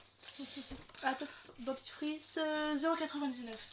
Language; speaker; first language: French; native; French